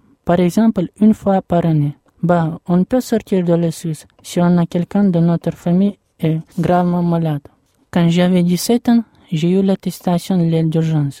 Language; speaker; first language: French; non-native, fluent; Russian